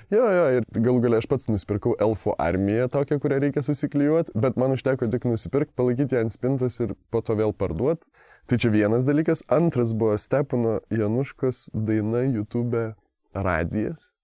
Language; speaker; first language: Lithuanian; native; Lithuanian